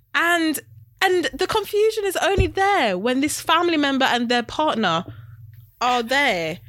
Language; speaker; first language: English; native; English